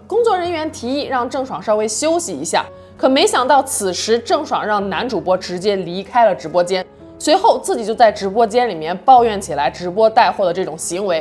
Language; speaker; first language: Chinese; native; Chinese